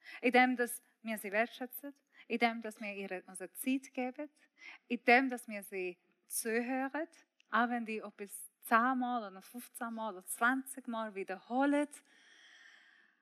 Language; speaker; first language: German; non-native, fluent; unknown